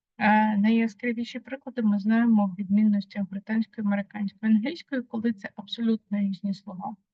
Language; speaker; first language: Ukrainian; native; Ukrainian